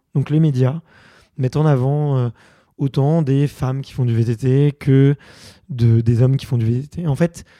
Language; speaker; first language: French; native; French